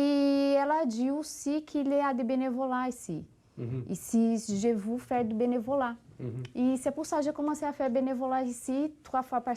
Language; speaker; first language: French; non-native, fluent; Portuguese